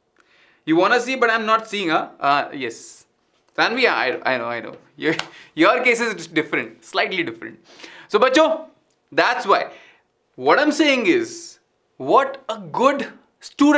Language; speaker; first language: English; non-native, local second language; Hindi